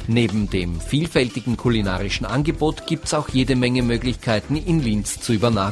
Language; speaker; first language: German; native; German